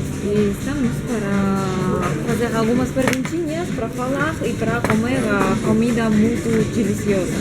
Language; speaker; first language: Portuguese; non-native, learner; Russian